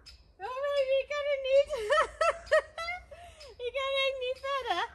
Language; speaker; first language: Dutch; non-native, fluent; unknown